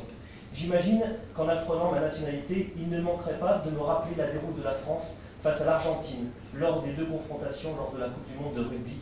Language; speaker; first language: French; native; French